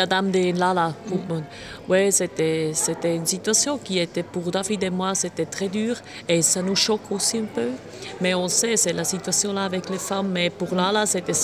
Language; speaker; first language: French; non-native, local second language; German